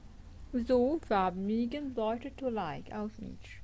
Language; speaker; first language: German; non-native, fluent; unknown